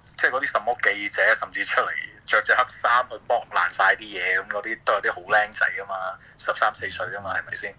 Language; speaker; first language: Cantonese; native; Cantonese